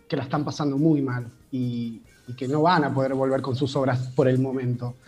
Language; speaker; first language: Spanish; native; Spanish